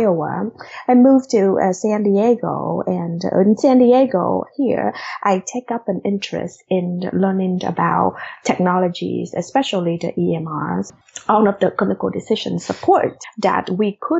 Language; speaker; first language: English; non-native, fluent; Vietnamese